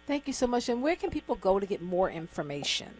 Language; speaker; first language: English; native; English